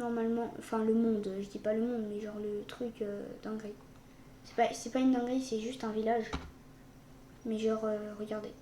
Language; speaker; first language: French; native; French